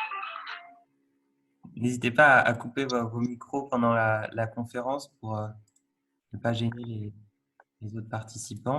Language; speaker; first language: French; native; French